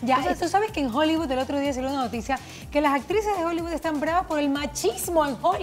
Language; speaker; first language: Spanish; native; Spanish